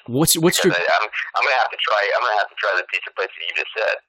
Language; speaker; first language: English; native; English